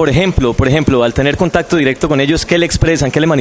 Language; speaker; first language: Spanish; native; Spanish